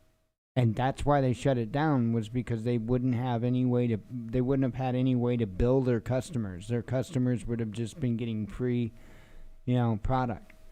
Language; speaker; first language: English; native; English